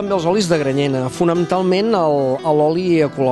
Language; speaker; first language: Catalan; native; Catalan